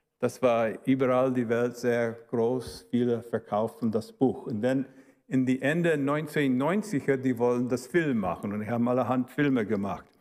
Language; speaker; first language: German; early bilingual, heritage; German